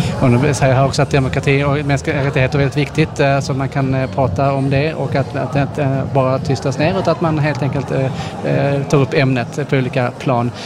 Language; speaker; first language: Swedish; native; Swedish